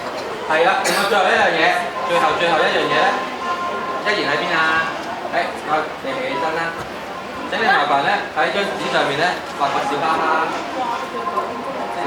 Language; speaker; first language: Cantonese; native; Cantonese